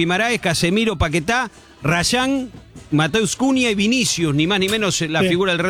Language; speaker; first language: Spanish; native; Spanish